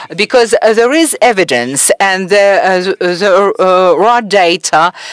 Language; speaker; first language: English; non-native, fluent; Persian